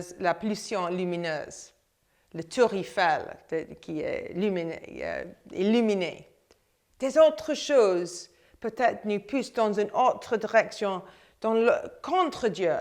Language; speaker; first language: French; non-native, fluent; English